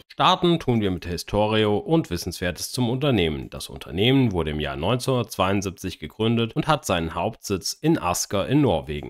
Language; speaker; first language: German; native; German